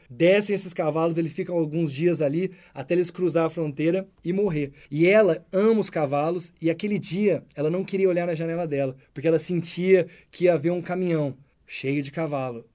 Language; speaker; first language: Portuguese; native; Portuguese